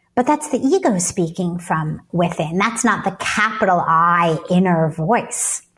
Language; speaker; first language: English; native; English